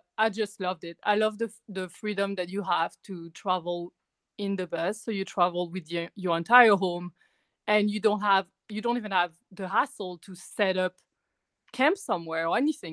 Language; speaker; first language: English; non-native, fluent; French